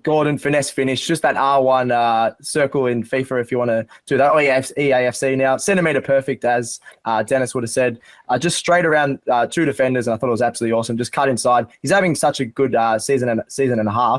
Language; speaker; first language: English; native; English